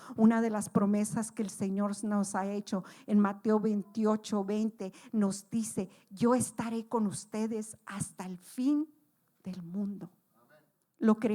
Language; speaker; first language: Spanish; native; Spanish